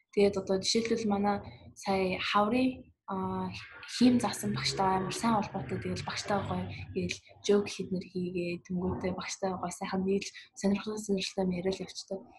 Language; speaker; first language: Mongolian; early bilingual, heritage; Mongolian